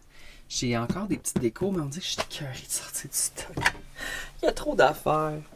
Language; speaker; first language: French; native; French